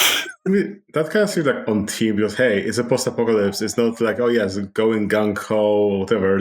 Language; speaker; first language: English; non-native, fluent; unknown